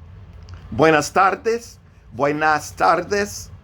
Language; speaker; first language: Spanish; non-native, fluent; English